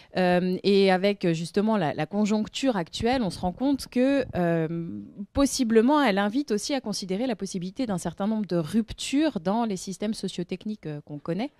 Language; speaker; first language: French; native; French